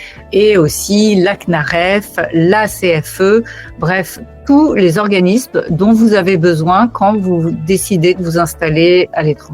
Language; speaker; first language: French; native; French